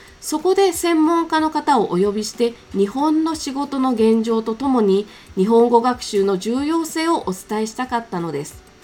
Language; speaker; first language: Japanese; native; Japanese